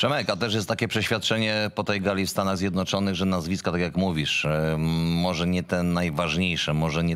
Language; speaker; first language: Polish; native; Polish